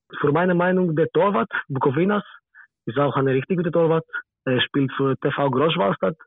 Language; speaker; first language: German; non-native, learner; Greek